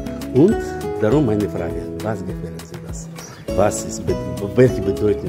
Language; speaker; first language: German; non-native, learner; Ukrainian